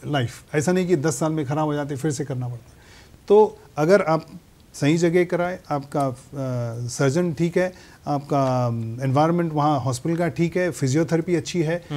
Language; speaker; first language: Hindi; native; Hindi